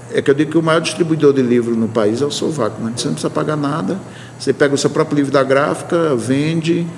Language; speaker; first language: Portuguese; native; Portuguese